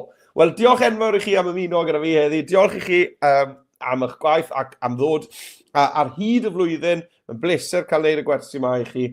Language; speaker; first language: Welsh; native; Welsh